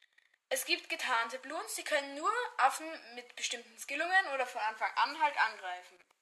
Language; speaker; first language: German; native; German